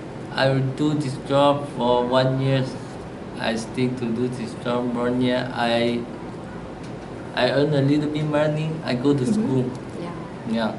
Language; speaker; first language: English; non-native, learner; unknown